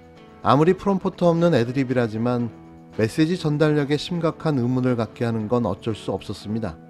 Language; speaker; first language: Korean; native; Korean